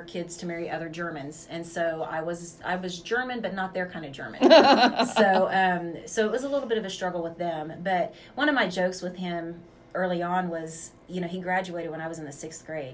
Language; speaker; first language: English; native; English